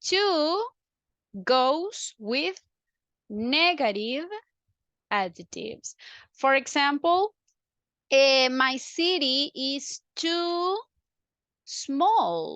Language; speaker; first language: English; non-native, fluent; Spanish